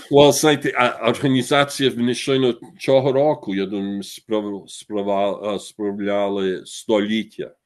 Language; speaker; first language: Ukrainian; early bilingual, heritage; Ukrainian